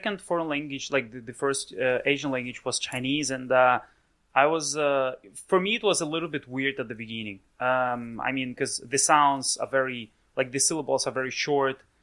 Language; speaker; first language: English; non-native, fluent; Russian